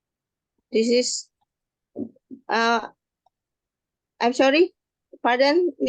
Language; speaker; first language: English; non-native, learner; Indonesian